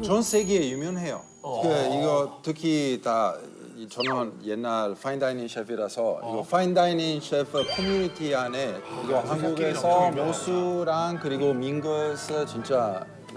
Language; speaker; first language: Korean; non-native, learner; Italian